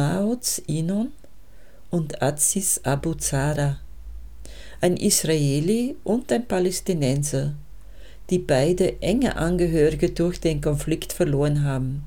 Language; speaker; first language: German; native; German